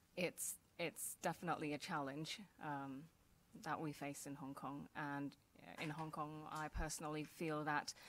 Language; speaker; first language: English; non-native, local second language; Cantonese